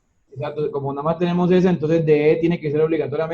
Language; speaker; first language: Spanish; native; Spanish